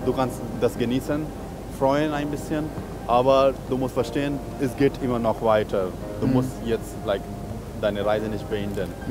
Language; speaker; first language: German; non-native, fluent; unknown